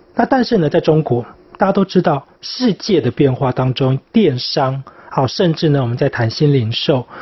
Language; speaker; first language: Chinese; native; Chinese